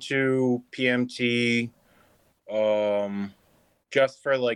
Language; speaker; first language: English; native; English